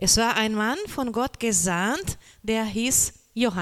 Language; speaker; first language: German; non-native, learner; Portuguese